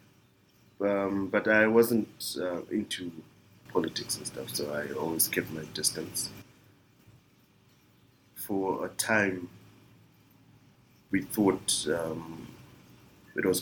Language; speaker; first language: English; non-native, local second language; Shona